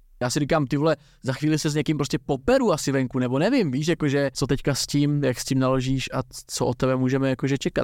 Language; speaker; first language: Czech; native; Czech